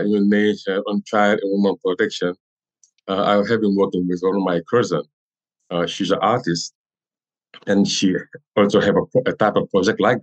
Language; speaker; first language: English; non-native, learner; French